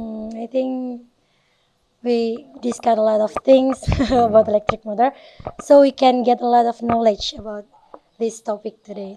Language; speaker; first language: English; non-native, learner; Indonesian